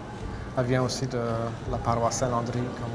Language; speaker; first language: French; non-native, local second language; English